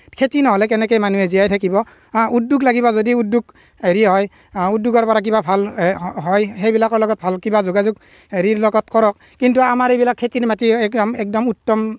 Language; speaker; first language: Assamese; native; Assamese